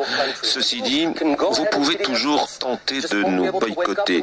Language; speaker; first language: French; native; French